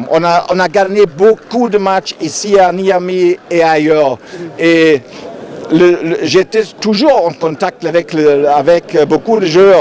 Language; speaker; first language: French; non-native, fluent; German